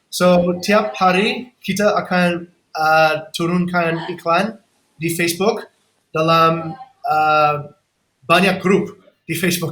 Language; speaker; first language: Indonesian; non-native, fluent; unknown